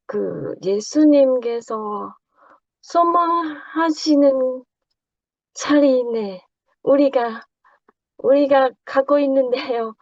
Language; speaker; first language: Korean; non-native, learner; Thai